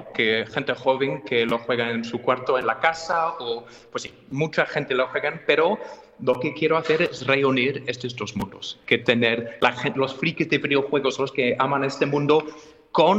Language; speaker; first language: Spanish; non-native, fluent; English